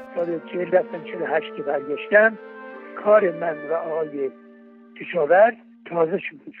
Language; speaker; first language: Persian; native; Persian